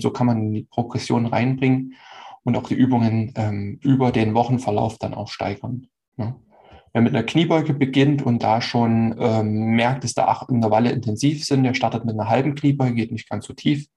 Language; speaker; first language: German; native; German